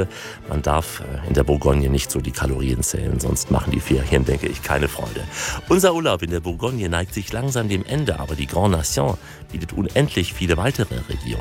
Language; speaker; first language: German; native; German